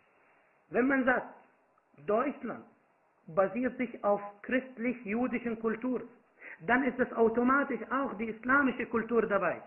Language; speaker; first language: German; non-native, fluent; Arabic